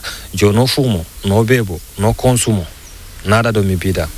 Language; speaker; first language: Spanish; non-native, learner; Fula